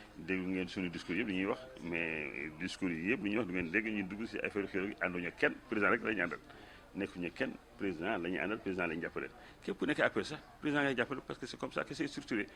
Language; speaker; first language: Wolof; non-native, local second language; Fula